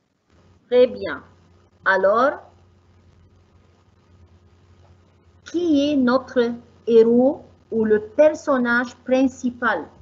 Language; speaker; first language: French; non-native, fluent; Arabic